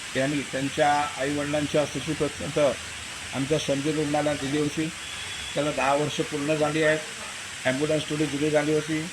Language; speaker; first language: Marathi; native; Marathi